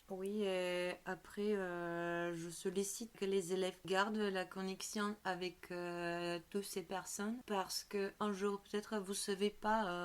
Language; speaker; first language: French; non-native, fluent; Bulgarian